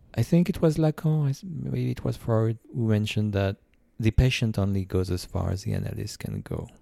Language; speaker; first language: English; non-native, fluent; French